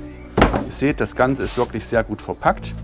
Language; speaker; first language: German; native; German